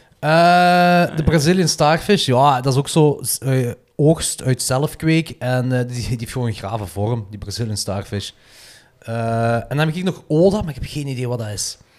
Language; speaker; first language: Dutch; native; Dutch